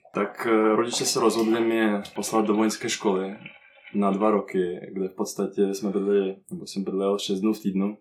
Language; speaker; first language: Czech; non-native, fluent; Russian